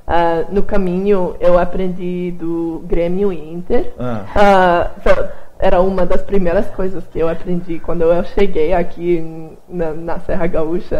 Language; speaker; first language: Portuguese; non-native, fluent; English